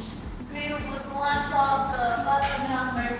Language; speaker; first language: English; non-native, learner; Indonesian